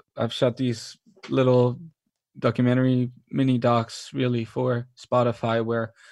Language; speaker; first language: English; non-native, fluent; Spanish